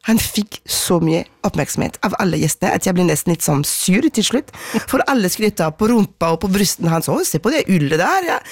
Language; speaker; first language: Norwegian; non-native, fluent; French